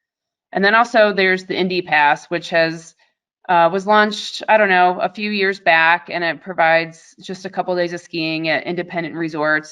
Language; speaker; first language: English; native; English